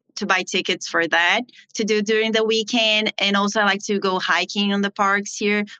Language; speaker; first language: English; non-native, fluent; Portuguese